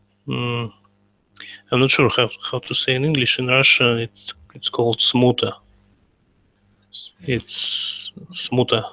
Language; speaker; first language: English; non-native, learner; Russian